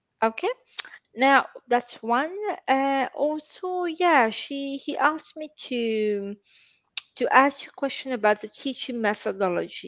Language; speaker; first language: English; non-native, fluent; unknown